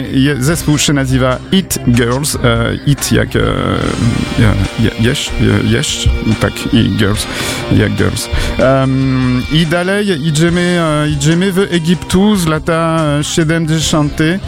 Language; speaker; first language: Polish; non-native, learner; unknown